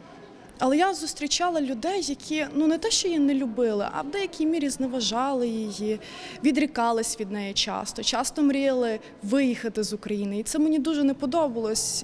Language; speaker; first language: Ukrainian; native; Ukrainian